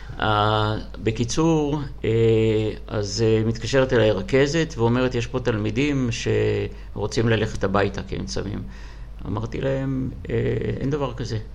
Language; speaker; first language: Hebrew; non-native, fluent; Russian